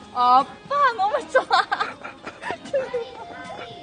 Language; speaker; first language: Korean; non-native, learner; Japanese